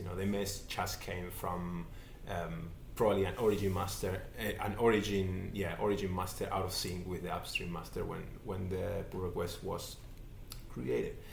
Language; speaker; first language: English; non-native, fluent; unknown